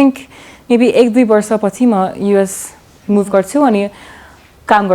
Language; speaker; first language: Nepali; early bilingual, heritage; English